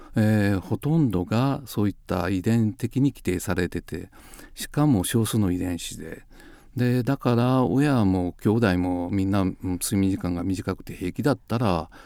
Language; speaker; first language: Japanese; native; Japanese